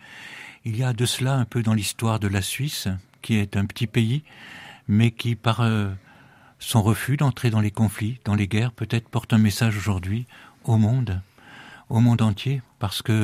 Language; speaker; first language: French; native; French